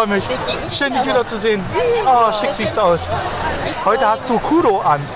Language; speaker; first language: German; native; German